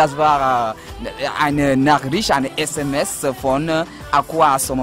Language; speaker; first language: German; non-native, fluent; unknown